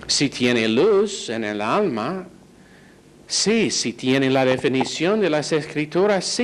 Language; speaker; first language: Spanish; non-native, fluent; English